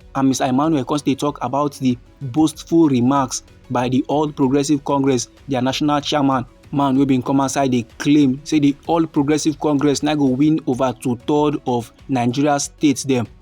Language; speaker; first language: Nigerian Pidgin; native; Nigerian Pidgin